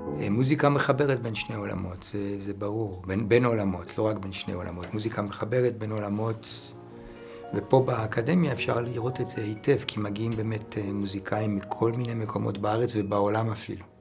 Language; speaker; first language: Hebrew; native; Hebrew